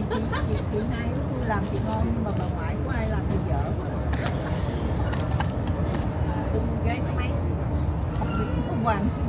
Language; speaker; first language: Vietnamese; native; Vietnamese